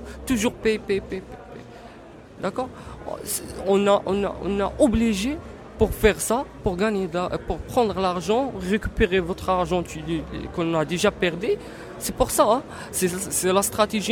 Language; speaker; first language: French; non-native, learner; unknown